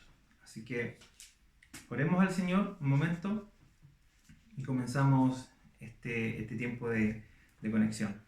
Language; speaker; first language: Spanish; native; Spanish